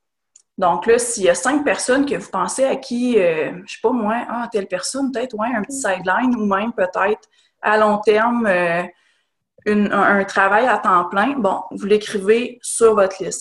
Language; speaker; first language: French; native; French